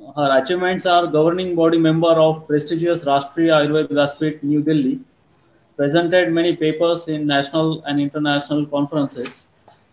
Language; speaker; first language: English; non-native, local second language; Marathi